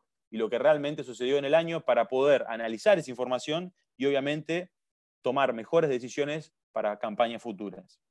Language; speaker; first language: Spanish; native; Spanish